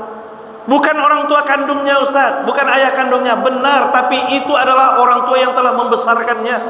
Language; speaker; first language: Indonesian; native; Indonesian